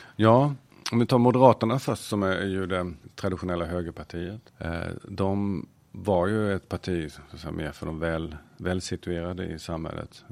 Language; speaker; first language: Swedish; native; Swedish